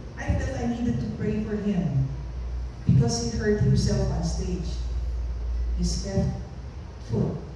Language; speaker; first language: English; non-native, local second language; Filipino